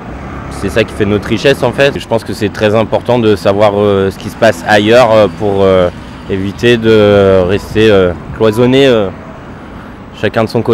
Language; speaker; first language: French; native; French